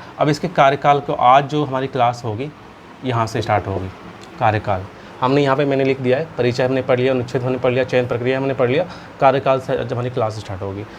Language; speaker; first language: Hindi; native; Hindi